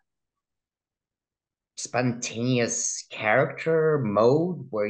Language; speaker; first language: English; early bilingual, other home language; Russian